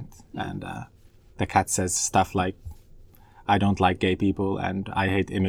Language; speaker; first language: English; non-native, fluent; Finnish